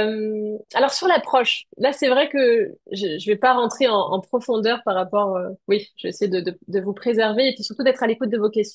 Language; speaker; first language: French; native; French